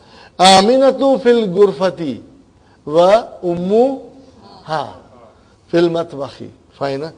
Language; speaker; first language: Arabic; non-native, fluent; Urdu